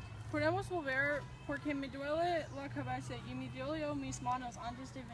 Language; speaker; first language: Spanish; non-native, learner; English